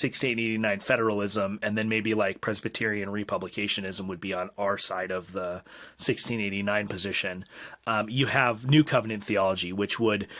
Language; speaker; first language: English; native; English